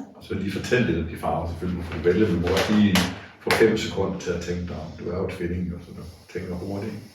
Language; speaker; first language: Danish; native; Danish